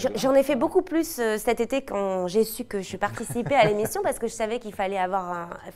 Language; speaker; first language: French; native; French